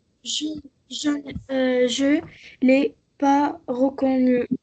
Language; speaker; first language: French; non-native, learner; Arabic